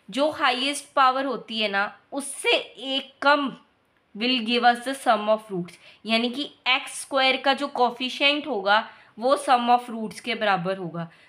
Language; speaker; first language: Hindi; native; Hindi